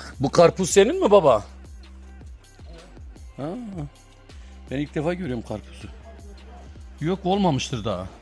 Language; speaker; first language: Turkish; native; Turkish